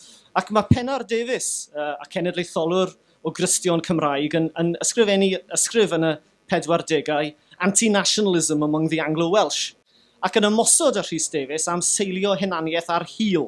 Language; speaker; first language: Welsh; native; Welsh